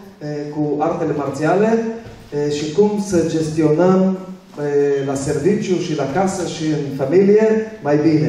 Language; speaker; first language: Romanian; early bilingual, other home language; Hebrew